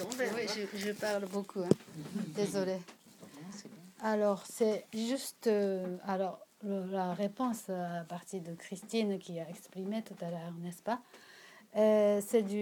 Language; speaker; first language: French; non-native, learner; Japanese